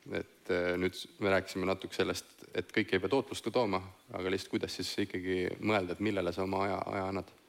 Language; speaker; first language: Estonian; native; Estonian